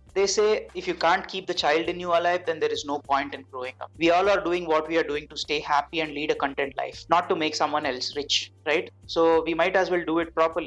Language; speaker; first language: English; non-native, local second language; Telugu